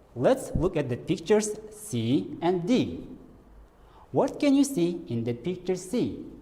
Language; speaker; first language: English; non-native, fluent; Kazakh